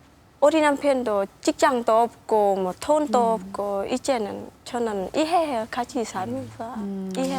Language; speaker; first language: Korean; non-native, learner; Khmer